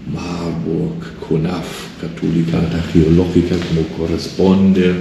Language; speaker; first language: Spanish; non-native, fluent; German